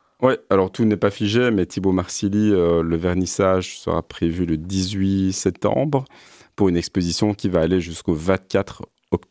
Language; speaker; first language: French; native; French